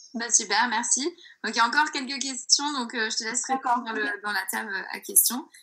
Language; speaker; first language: French; native; French